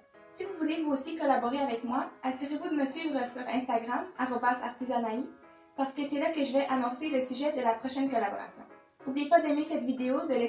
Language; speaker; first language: French; native; French